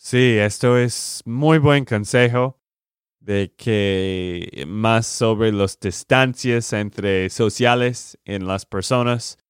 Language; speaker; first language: Spanish; non-native, learner; English